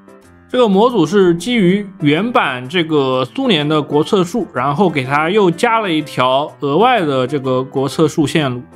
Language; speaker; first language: Chinese; native; Chinese